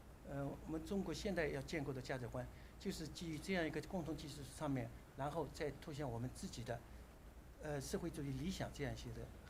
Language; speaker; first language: Chinese; native; Chinese